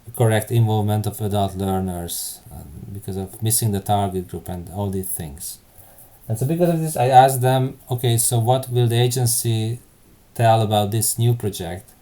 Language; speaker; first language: English; non-native, fluent; Hungarian